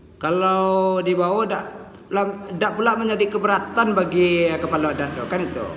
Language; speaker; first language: Malay; non-native, local second language; Minangkabau